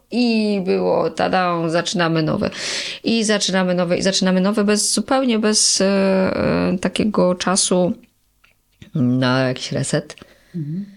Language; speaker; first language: Polish; native; Polish